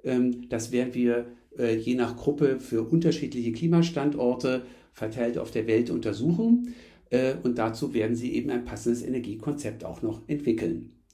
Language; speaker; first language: German; native; German